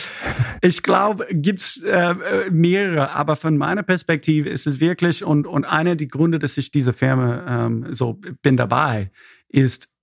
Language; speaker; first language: German; non-native, fluent; English